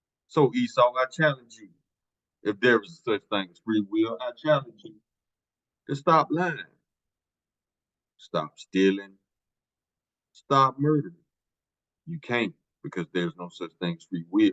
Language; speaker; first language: English; native; English